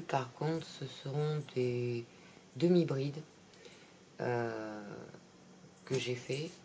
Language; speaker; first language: French; native; French